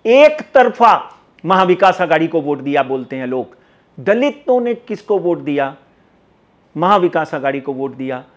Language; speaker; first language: Hindi; native; Hindi